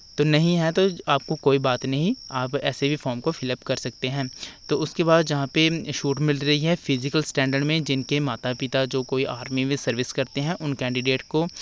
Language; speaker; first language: Hindi; non-native, local second language; Punjabi